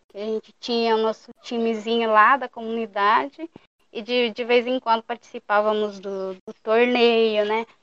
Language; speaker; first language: Portuguese; non-native, local second language; Guarani